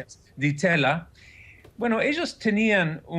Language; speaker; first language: Spanish; non-native, fluent; English